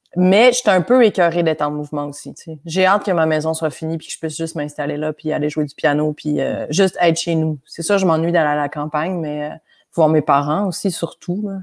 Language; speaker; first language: French; native; French